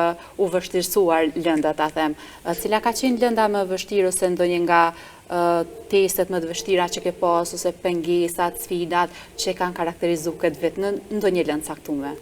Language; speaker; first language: Albanian; native; Albanian